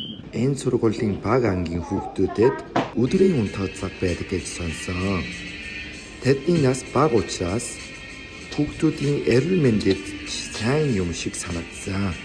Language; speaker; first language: Mongolian; non-native, fluent; Korean